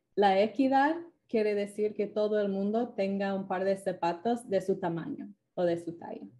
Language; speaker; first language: Spanish; non-native, fluent; English